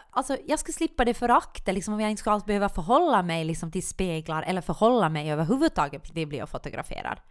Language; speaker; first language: Swedish; native; Swedish